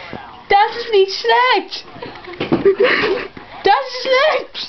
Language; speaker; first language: German; non-native, learner; English